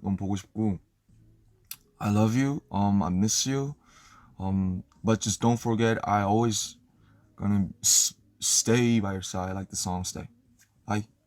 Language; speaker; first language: English; non-native, fluent; Korean